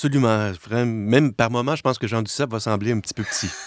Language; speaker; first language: French; native; French